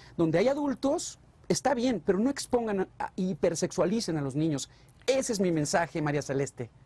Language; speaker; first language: Spanish; native; Spanish